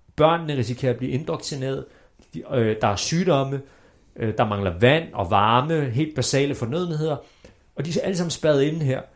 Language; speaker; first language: Danish; early bilingual, other home language; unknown